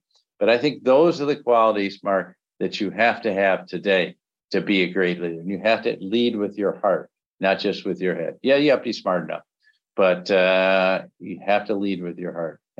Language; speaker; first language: English; native; English